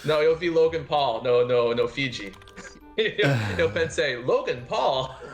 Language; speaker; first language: Portuguese; non-native, fluent; English